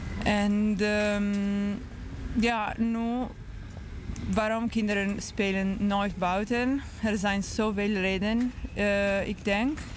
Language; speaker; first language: Dutch; non-native, learner; English